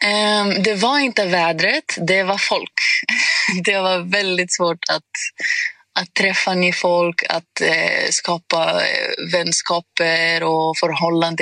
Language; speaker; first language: Swedish; non-native, fluent; Greek